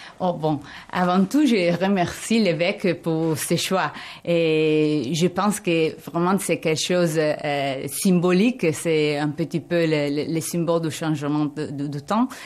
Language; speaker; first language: French; non-native, fluent; Italian